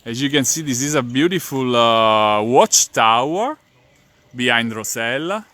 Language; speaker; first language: English; non-native, fluent; Italian